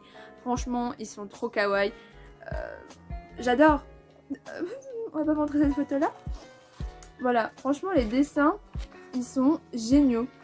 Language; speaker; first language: French; native; French